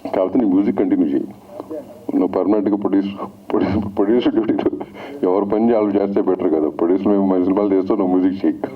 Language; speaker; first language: Telugu; native; Telugu